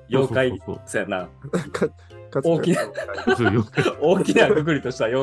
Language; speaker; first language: Japanese; native; Japanese